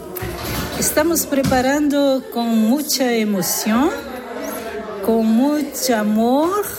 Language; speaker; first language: Spanish; non-native, learner; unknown